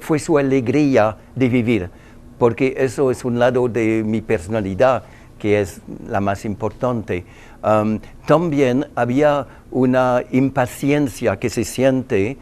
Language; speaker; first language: Spanish; non-native, learner; French